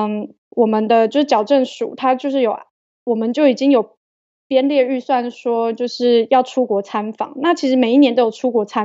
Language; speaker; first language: Chinese; native; Chinese